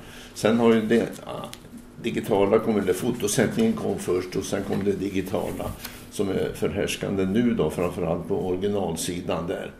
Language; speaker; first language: Swedish; native; Swedish